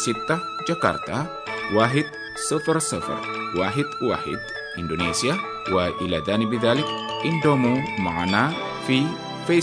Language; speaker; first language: Arabic; non-native, fluent; Indonesian